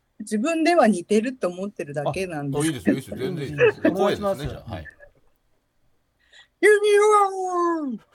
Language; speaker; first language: Japanese; native; Japanese